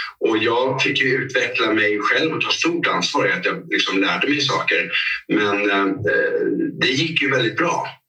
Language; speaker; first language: Swedish; native; Swedish